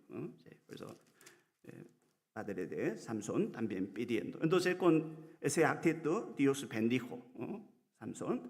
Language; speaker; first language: Spanish; non-native, learner; Korean